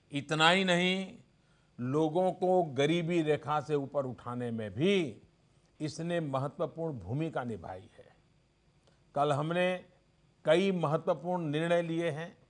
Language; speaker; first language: Hindi; non-native, local second language; Gujarati